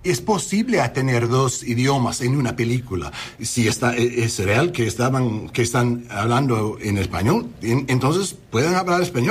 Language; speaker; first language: Spanish; non-native, learner; English